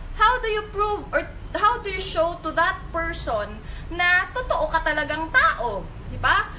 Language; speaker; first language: Filipino; non-native, local second language; Cebuano